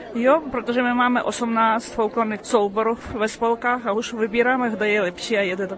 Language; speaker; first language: Czech; early bilingual, heritage; Czech